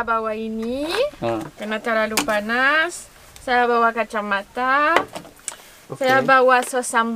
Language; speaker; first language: Indonesian; non-native, learner; French